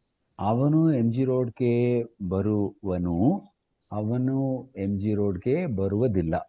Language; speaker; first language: Kannada; non-native, learner; Tamil